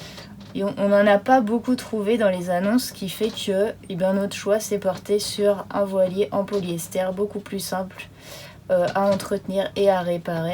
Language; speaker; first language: French; native; French